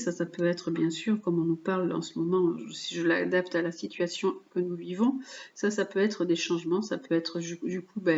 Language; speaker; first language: French; native; French